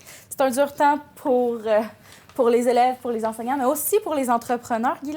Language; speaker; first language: French; native; French